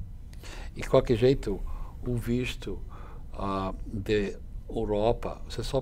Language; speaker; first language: Portuguese; non-native, fluent; English